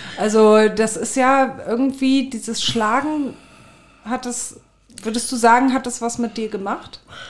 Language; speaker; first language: German; native; German